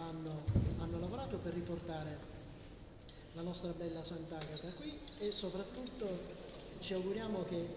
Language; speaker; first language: Italian; native; Italian